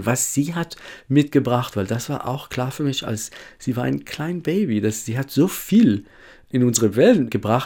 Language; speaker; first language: German; non-native, fluent; Hebrew